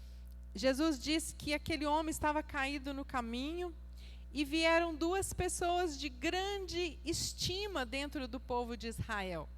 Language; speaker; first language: Portuguese; native; Portuguese